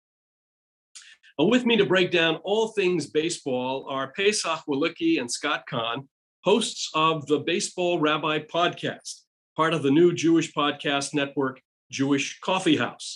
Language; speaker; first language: English; native; English